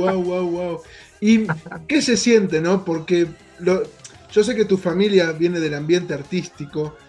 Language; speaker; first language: Spanish; native; Spanish